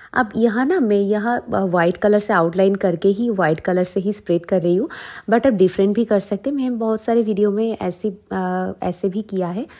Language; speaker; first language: Hindi; non-native, local second language; Bangla